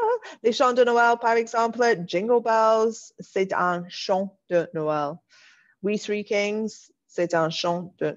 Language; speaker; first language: French; non-native, fluent; English